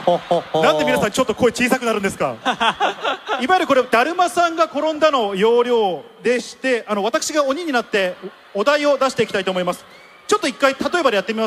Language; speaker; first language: Japanese; native; Japanese